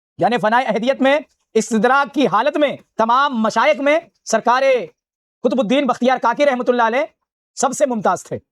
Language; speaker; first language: Urdu; native; Urdu